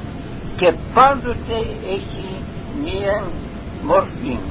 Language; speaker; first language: Greek; non-native, fluent; Russian